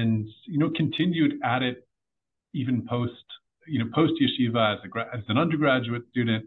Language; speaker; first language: English; native; English